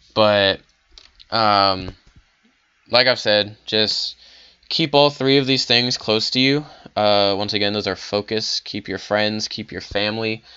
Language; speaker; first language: English; native; English